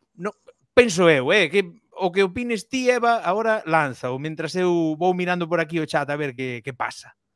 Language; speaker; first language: Galician; native; Galician